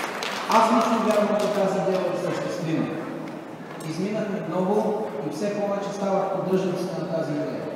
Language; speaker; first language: Bulgarian; native; Bulgarian